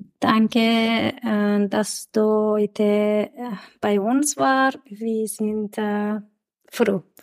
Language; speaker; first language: German; non-native, learner; Persian